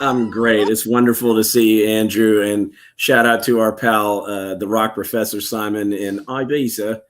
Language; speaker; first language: English; native; English